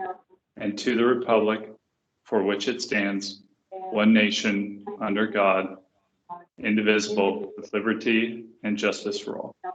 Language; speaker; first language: English; native; English